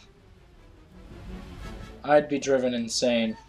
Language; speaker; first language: English; native; English